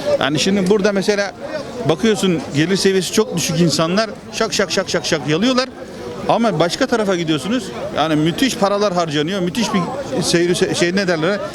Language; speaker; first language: Turkish; native; Turkish